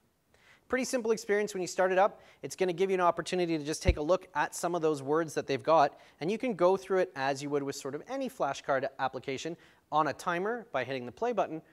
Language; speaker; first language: English; native; English